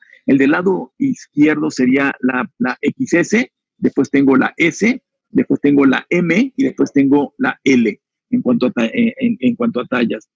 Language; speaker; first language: Spanish; native; Spanish